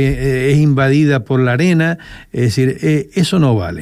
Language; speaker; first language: Spanish; native; Spanish